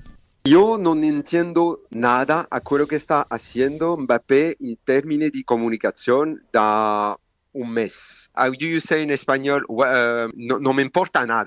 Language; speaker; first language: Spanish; non-native, fluent; French